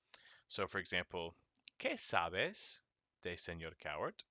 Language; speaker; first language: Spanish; non-native, fluent; English